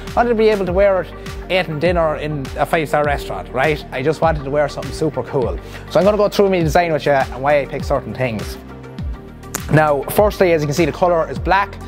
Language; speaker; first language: English; native; English